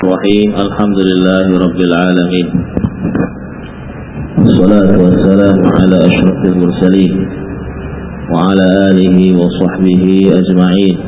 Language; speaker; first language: Arabic; non-native, fluent; Indonesian